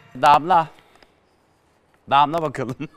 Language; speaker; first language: Turkish; native; Turkish